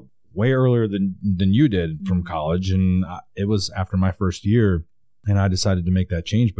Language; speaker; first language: English; native; English